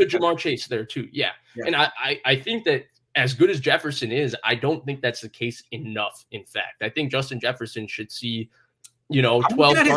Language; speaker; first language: English; native; English